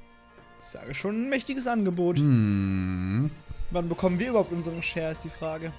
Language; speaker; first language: German; native; German